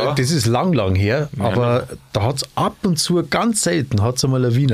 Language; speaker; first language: German; native; German